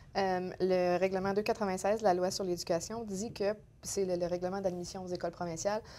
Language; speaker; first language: French; native; French